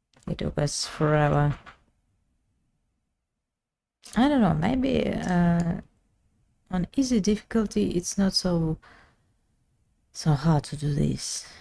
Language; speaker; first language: English; non-native, learner; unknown